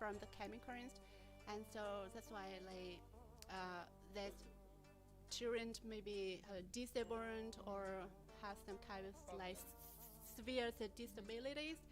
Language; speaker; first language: English; non-native, learner; Vietnamese